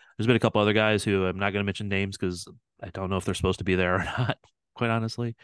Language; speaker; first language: English; native; English